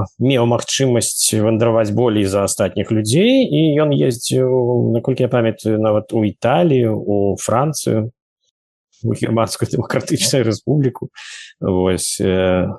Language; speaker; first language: Belarusian; native; Belarusian